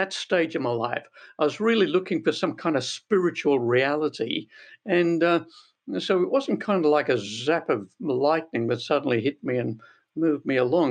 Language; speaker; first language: English; native; English